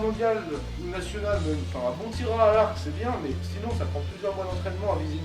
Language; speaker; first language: French; native; French